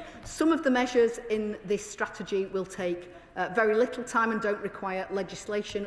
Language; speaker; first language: English; native; English